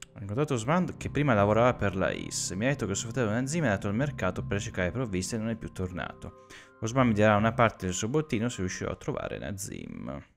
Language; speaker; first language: Italian; native; Italian